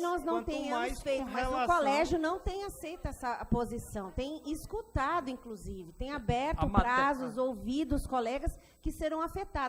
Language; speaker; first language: Portuguese; native; Portuguese